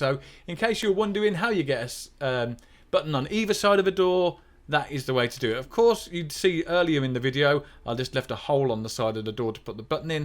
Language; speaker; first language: English; native; English